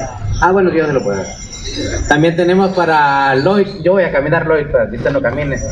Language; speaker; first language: Spanish; native; Spanish